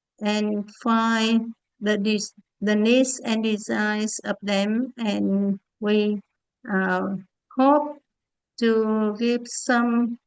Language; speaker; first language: English; non-native, learner; Vietnamese